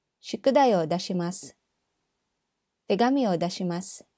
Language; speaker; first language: Japanese; non-native, fluent; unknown